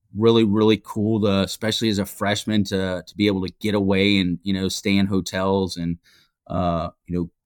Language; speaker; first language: English; native; English